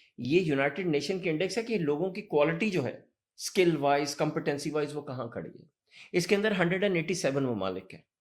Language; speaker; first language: Urdu; early bilingual, heritage; Urdu